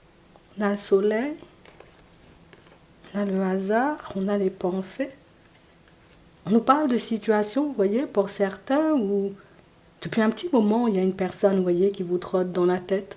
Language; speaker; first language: French; native; French